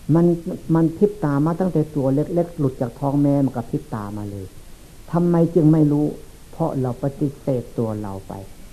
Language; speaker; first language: Thai; non-native, local second language; Lao